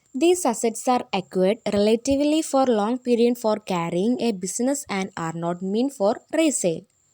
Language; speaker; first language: English; non-native, local second language; Malayalam